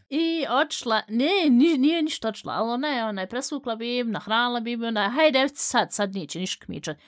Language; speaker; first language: Bosnian; early bilingual, heritage; Bosnian